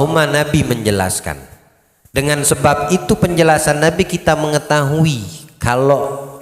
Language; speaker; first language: Indonesian; native; Indonesian